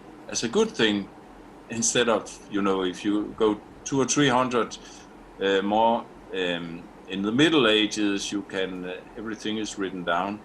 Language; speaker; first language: English; non-native, fluent; Danish